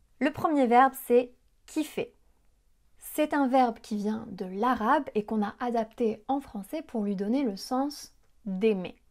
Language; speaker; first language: French; native; French